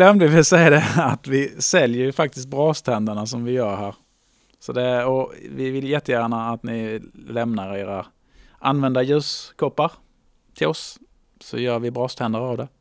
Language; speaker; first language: Swedish; native; Swedish